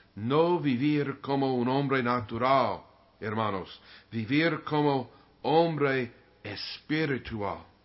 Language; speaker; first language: Spanish; non-native, learner; English